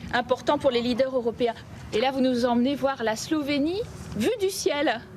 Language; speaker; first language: French; native; French